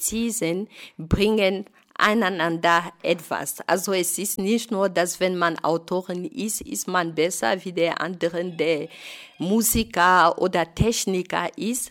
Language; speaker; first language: German; non-native, fluent; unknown